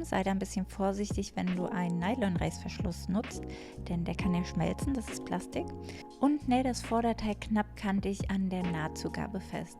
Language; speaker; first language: German; native; German